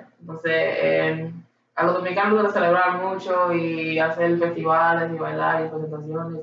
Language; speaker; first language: Spanish; early bilingual, heritage; Spanish